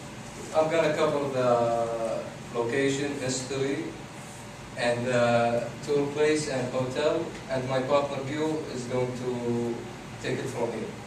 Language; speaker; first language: English; non-native, fluent; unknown